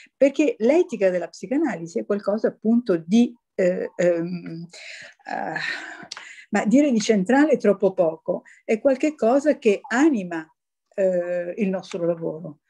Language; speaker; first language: Italian; native; Italian